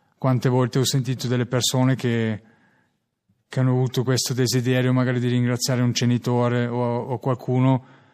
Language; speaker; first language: Italian; non-native, learner; German